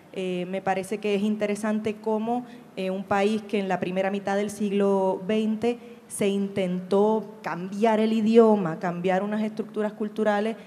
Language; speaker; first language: Spanish; native; Spanish